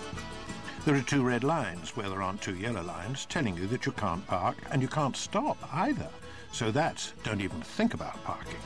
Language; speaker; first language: English; native; English